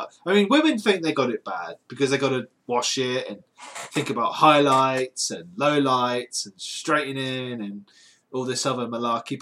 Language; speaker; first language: English; native; English